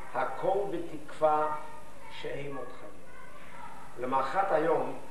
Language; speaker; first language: Hebrew; non-native, fluent; Yiddish